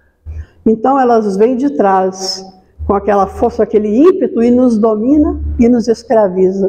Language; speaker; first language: Portuguese; native; Portuguese